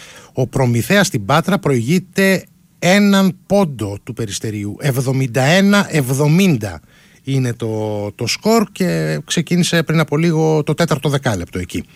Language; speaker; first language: Greek; native; Greek